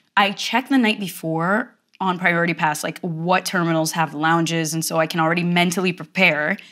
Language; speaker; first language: English; early bilingual, other home language; Portuguese